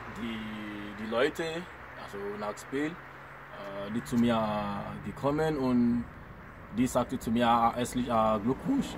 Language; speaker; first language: German; non-native, learner; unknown